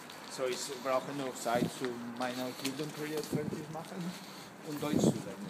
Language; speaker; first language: German; non-native, learner; Spanish